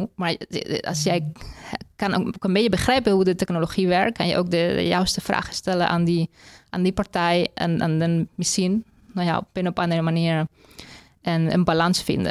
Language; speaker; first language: Dutch; non-native, fluent; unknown